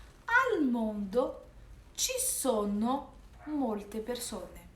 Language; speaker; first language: Italian; non-native, fluent; Portuguese